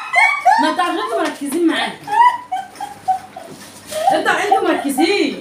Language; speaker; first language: Arabic; native; Arabic